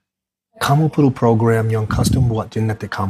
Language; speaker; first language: Indonesian; non-native, learner; English